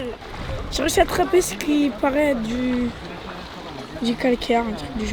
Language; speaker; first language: French; native; French